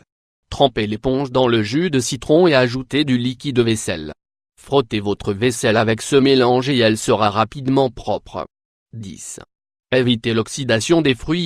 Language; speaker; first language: French; native; French